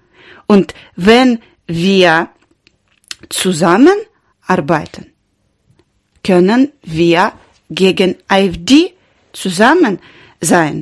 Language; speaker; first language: German; non-native, learner; Ukrainian